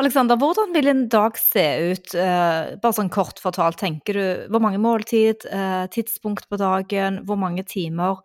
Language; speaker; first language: Norwegian; native; Norwegian